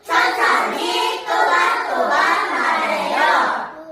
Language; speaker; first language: Korean; native; Korean